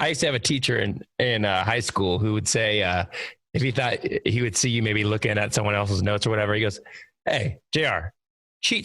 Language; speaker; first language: English; native; English